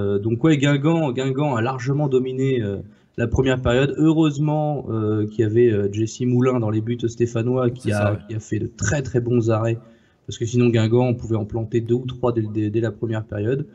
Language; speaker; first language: French; native; French